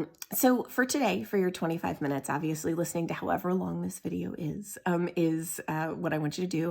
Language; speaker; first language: English; native; English